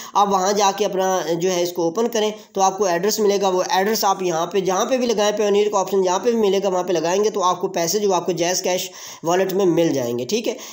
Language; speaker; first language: Urdu; non-native, local second language; Punjabi